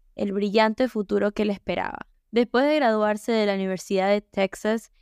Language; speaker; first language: Spanish; early bilingual, heritage; Spanish